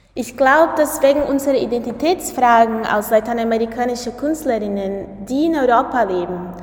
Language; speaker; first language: German; non-native, fluent; Portuguese